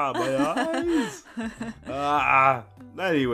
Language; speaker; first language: English; native; English